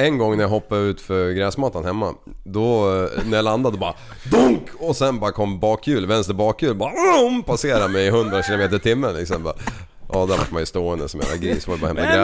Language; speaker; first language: Swedish; native; Swedish